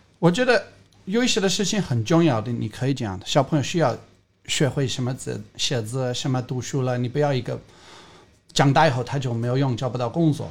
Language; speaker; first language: Chinese; non-native, fluent; English